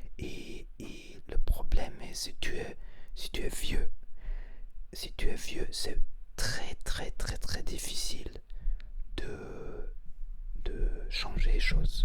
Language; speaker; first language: French; non-native, learner; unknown